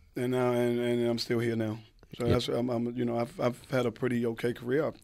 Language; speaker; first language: English; native; English